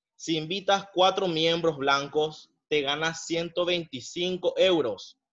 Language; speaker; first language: Spanish; native; Spanish